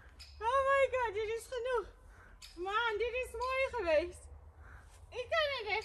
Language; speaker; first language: Dutch; non-native, fluent; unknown